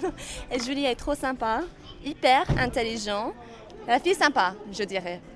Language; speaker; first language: French; non-native, fluent; English